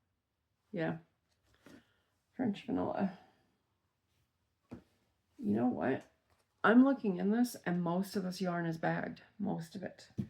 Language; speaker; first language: English; native; English